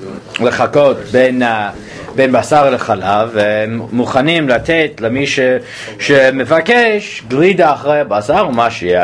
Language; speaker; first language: Hebrew; non-native, fluent; English